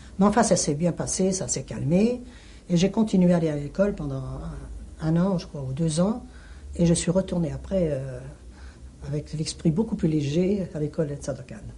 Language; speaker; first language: French; early bilingual, other home language; Hungarian